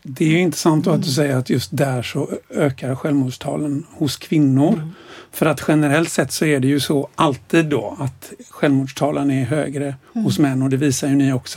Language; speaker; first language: Swedish; native; Swedish